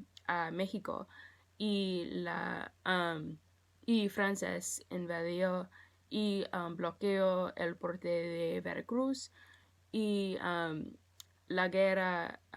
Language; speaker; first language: Spanish; non-native, learner; English